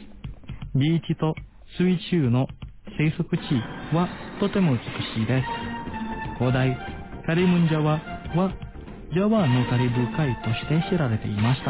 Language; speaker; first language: Japanese; non-native, fluent; Indonesian